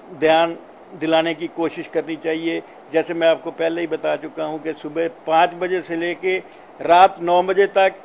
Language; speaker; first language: Hindi; non-native, local second language; Punjabi